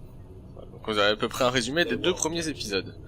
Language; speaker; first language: French; native; French